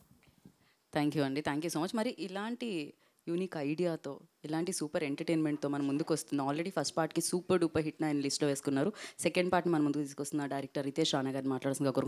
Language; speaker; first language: Telugu; native; Telugu